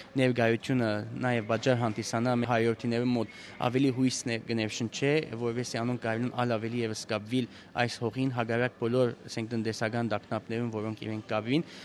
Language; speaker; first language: Armenian; native; Armenian